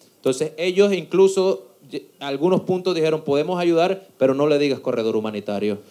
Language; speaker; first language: Spanish; native; Spanish